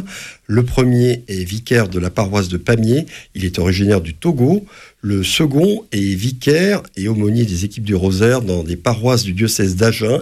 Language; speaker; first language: French; native; French